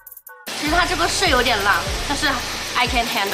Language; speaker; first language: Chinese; native; Chinese